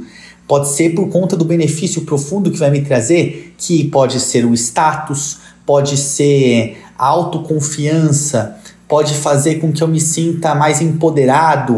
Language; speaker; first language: Portuguese; native; Portuguese